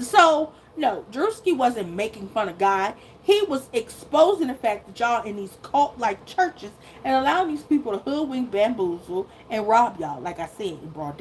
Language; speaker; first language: English; native; English